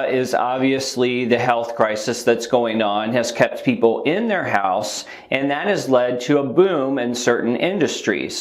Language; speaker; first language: English; native; English